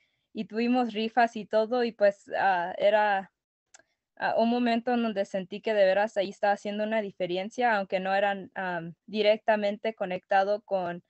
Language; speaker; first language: Spanish; early bilingual, other home language; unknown